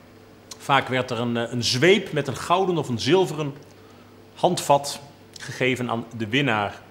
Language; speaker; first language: Dutch; native; Dutch